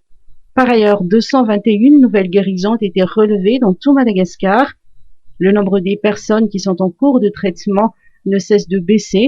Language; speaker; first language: French; non-native, local second language; Malagasy